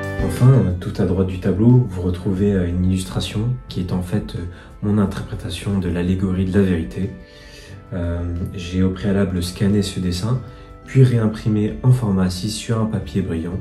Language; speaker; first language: French; native; French